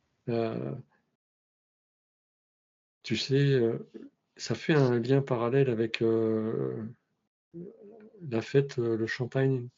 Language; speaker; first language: French; native; French